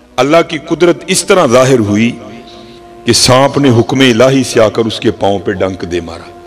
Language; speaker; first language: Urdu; non-native, local second language; Punjabi